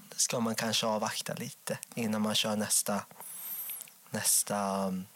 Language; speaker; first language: Swedish; native; Swedish